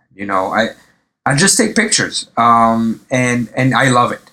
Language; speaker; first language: English; early bilingual, other home language; Arabic